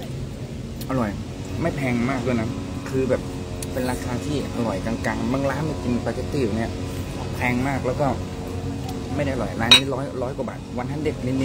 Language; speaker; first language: Thai; native; Thai